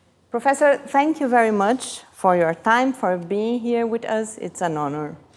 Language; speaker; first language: English; non-native, fluent; Portuguese